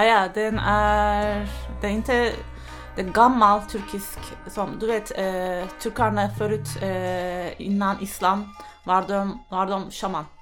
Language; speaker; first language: Swedish; non-native, learner; Turkish